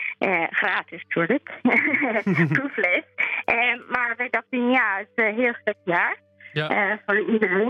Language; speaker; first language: Dutch; non-native, learner; English